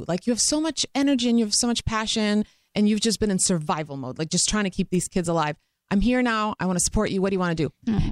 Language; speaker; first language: English; non-native, fluent; Croatian